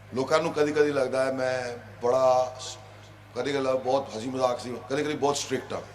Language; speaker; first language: Hindi; non-native, local second language; Punjabi